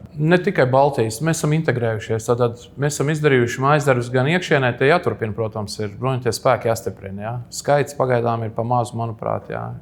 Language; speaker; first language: Latvian; native; Latvian